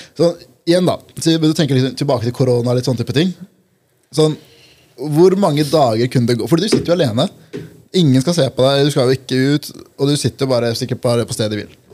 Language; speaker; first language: Norwegian; early bilingual, other home language; Punjabi